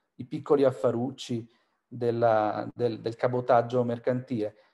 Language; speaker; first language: Italian; native; Italian